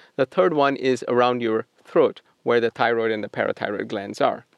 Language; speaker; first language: English; non-native, local second language; Bangla